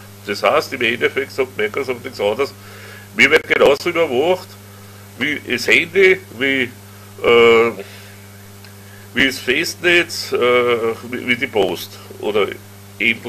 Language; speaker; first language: German; native; German